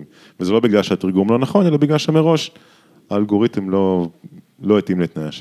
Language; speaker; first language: Hebrew; native; Hebrew